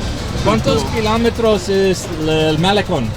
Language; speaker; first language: Spanish; non-native, learner; English